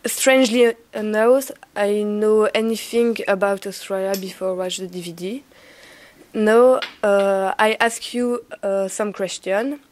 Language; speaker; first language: English; non-native, learner; French